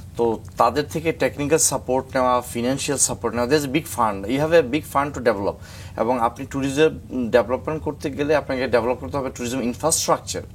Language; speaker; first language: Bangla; native; Bangla